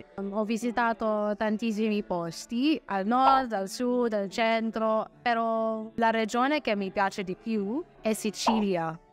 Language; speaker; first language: Italian; non-native, fluent; Filipino